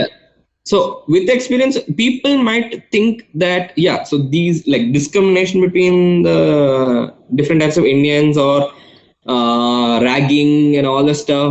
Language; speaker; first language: English; non-native, local second language; Telugu